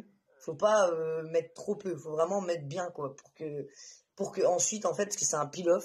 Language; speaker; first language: French; native; French